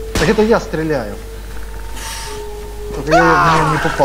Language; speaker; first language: Russian; native; Russian